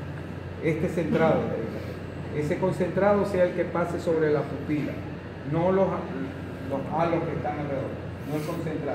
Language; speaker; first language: Spanish; native; Spanish